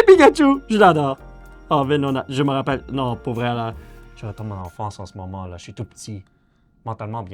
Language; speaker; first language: French; native; French